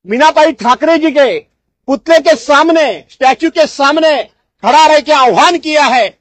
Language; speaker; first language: Hindi; non-native, local second language; Marathi